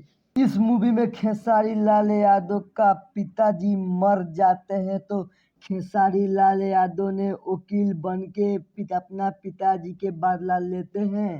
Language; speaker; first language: Hindi; non-native, local second language; Bhojpuri